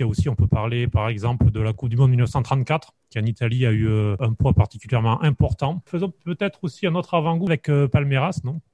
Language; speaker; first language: French; native; French